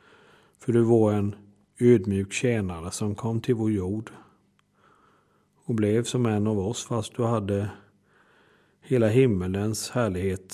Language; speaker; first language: Swedish; native; Swedish